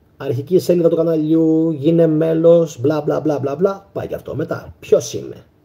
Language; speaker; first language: Greek; native; Greek